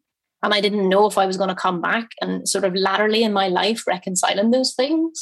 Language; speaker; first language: English; native; English